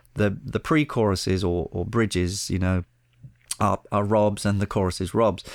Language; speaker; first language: English; early bilingual, other home language; Spanish